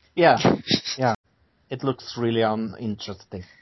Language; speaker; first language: English; non-native, fluent; Norwegian